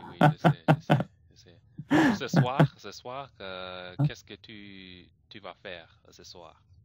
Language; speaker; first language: French; non-native, learner; English